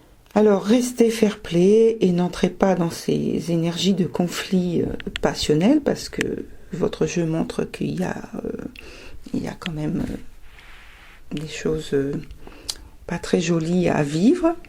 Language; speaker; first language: French; native; French